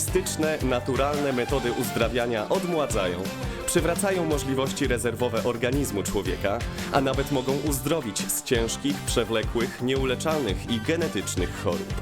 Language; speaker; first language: Polish; native; Polish